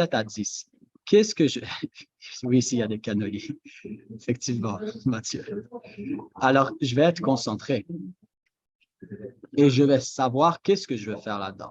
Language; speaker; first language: French; native; French